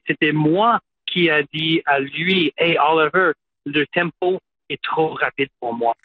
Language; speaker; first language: French; non-native, fluent; English